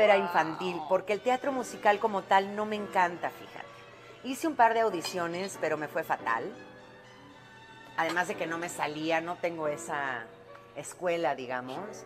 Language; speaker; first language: Spanish; early bilingual, other home language; Romanian